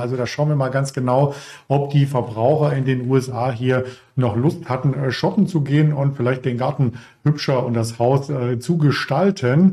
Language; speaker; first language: German; native; German